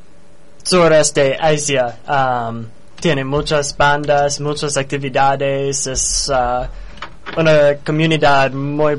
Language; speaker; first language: Spanish; non-native, learner; English